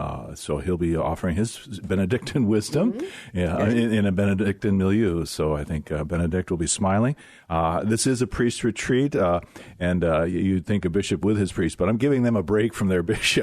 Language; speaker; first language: English; native; English